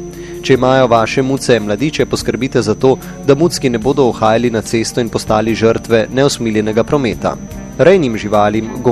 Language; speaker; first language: Slovenian; native; Slovenian